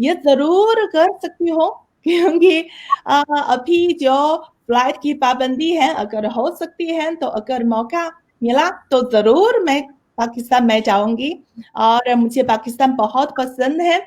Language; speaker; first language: Hindi; non-native, fluent; Chinese